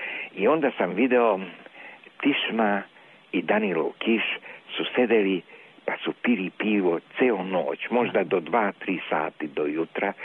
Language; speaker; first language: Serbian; non-native, local second language; Hungarian